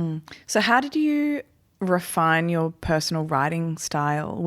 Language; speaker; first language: English; native; English